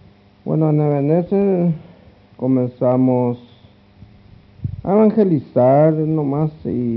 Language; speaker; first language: Spanish; non-native, local second language; Guarani